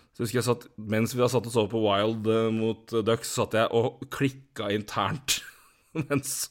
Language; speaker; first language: Norwegian; native; Norwegian